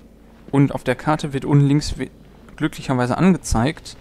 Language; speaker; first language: German; native; German